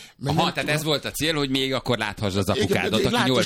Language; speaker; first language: Hungarian; native; Hungarian